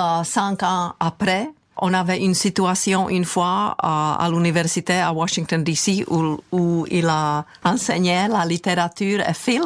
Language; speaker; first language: French; non-native, fluent; Czech